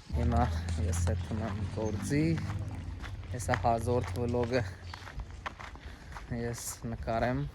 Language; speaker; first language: Armenian; non-native, learner; Hindi